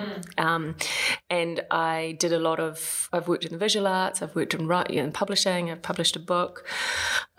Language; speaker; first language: English; native; English